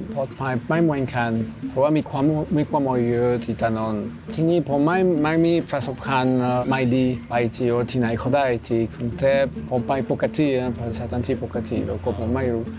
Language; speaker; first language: Thai; non-native, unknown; French